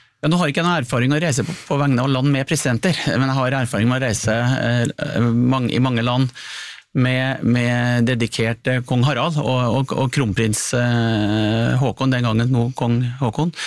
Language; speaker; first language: Norwegian; native; Norwegian